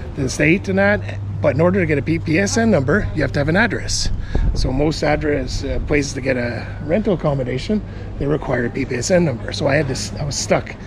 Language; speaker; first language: English; native; English